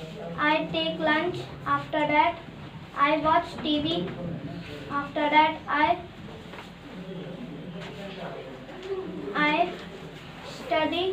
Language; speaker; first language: English; non-native, learner; Hindi